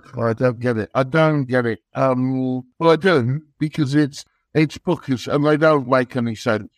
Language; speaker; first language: English; native; English